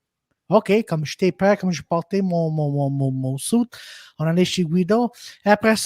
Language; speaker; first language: French; non-native, local second language; English